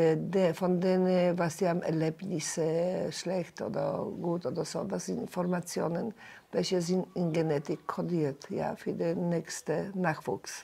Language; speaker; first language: German; non-native, learner; Polish